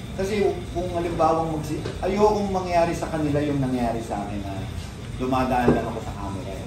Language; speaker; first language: Filipino; native; Filipino